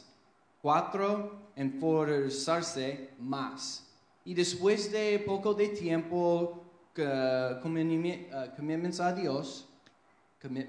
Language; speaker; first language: Spanish; non-native, fluent; English